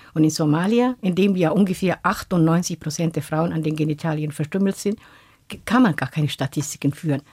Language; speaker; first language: German; non-native, fluent; Somali